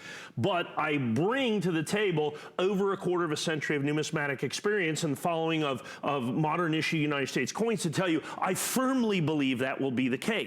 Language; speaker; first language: English; native; English